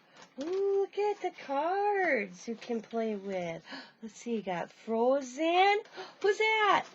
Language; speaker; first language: English; native; English